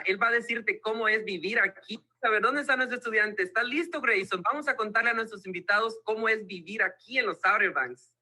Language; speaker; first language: Spanish; native; Spanish